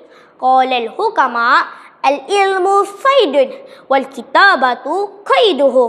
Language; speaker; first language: Arabic; non-native, learner; Malay